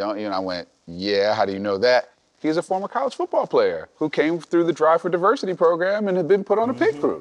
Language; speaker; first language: English; native; English